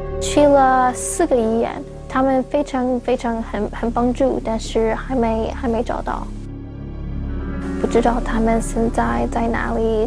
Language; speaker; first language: Chinese; non-native, learner; English